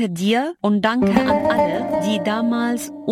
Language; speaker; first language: German; non-native, fluent; Arabic